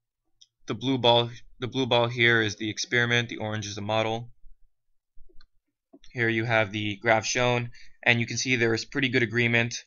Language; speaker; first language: English; native; English